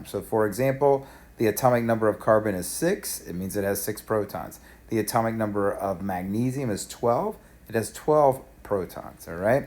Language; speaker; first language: English; native; English